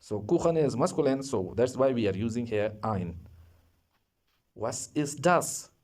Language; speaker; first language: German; non-native, fluent; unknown